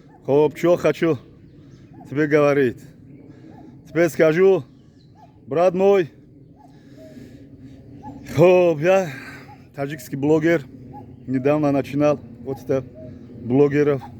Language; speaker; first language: Russian; non-native, learner; Tajik